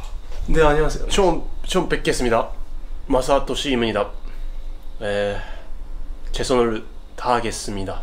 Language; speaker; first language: Korean; non-native, learner; Japanese